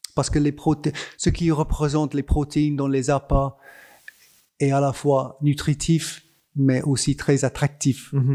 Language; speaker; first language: French; non-native, fluent; English